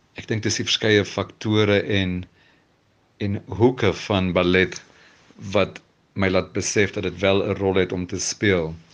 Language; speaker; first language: Afrikaans; native; Afrikaans